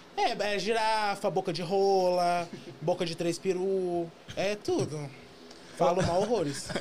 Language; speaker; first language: Portuguese; native; Portuguese